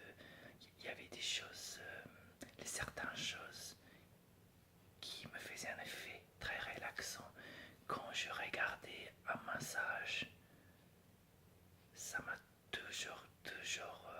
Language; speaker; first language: French; non-native, fluent; English